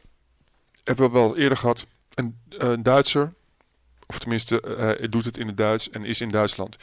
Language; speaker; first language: Dutch; native; Dutch